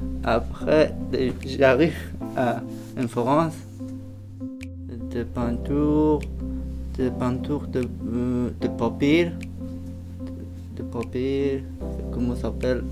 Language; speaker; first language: French; non-native, learner; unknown